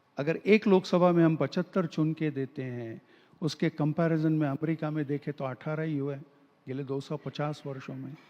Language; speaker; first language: Hindi; non-native, local second language; Marathi